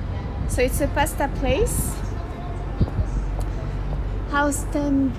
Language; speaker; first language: English; non-native, fluent; French